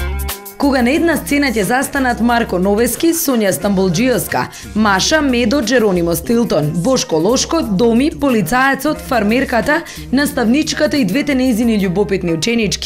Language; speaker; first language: Macedonian; native; Macedonian